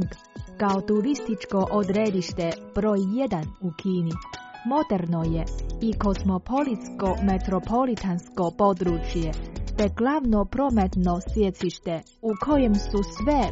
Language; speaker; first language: Croatian; native; Croatian